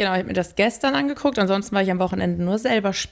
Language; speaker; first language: German; native; German